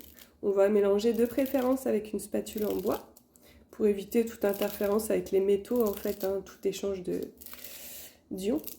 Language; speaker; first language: French; native; French